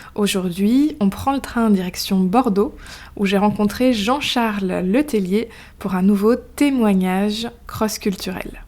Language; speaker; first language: French; native; French